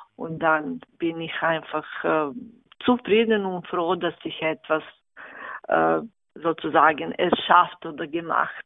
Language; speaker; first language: German; non-native, fluent; Serbian